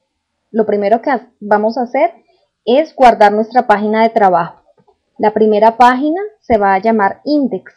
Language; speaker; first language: Spanish; native; Spanish